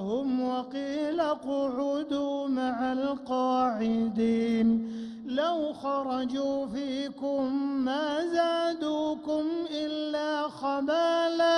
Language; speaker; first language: Arabic; native; Arabic